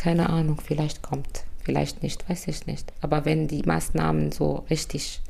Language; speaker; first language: German; non-native, fluent; Arabic